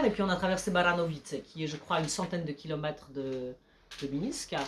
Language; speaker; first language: French; early bilingual, other home language; Polish